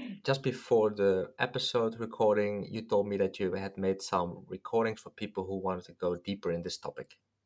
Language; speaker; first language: English; non-native, fluent; Dutch